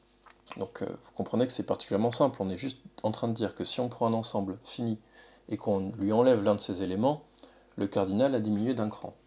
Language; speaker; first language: French; native; French